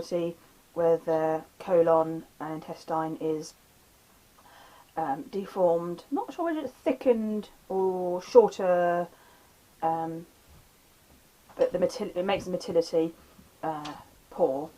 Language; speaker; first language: English; native; English